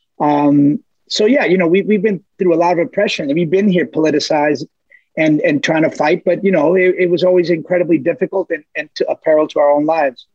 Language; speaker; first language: English; early bilingual, other home language; Spanish